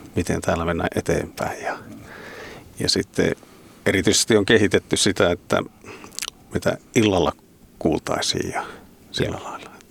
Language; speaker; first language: Finnish; native; Finnish